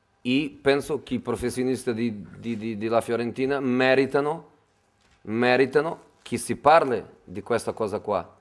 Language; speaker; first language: Italian; non-native, fluent; Portuguese